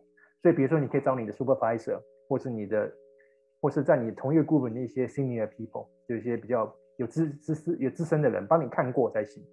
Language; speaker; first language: Chinese; native; Chinese